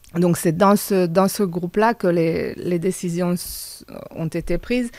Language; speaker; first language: French; non-native, fluent; Hungarian